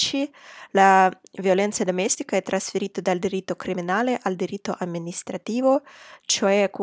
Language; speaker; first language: Italian; non-native, fluent; Russian